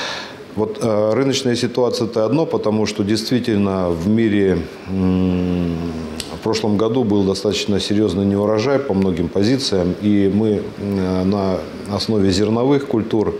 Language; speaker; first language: Russian; native; Russian